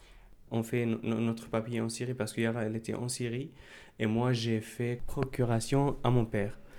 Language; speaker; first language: French; non-native, fluent; Arabic